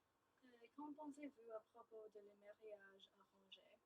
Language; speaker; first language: French; non-native, learner; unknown